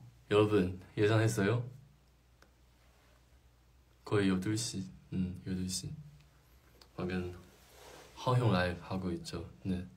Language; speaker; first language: Korean; non-native, fluent; Chinese